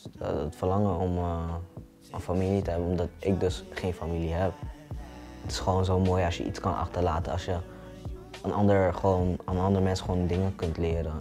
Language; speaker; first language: Dutch; early bilingual, other home language; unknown